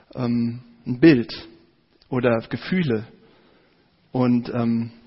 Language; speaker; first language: German; native; German